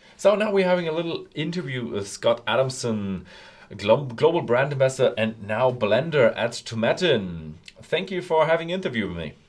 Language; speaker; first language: English; non-native, fluent; German